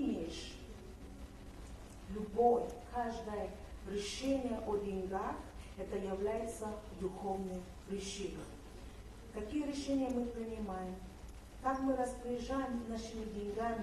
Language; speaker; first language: Russian; non-native, fluent; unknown